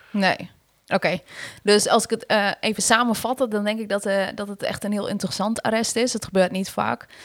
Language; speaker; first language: Dutch; native; Dutch